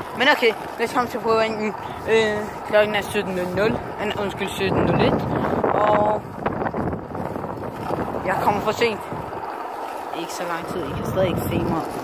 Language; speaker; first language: Danish; non-native, local second language; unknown